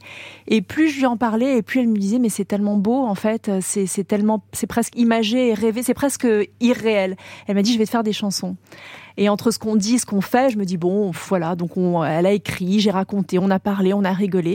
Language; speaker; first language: French; native; French